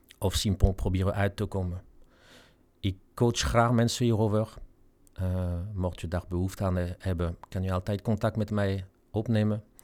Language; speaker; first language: Dutch; non-native, fluent; French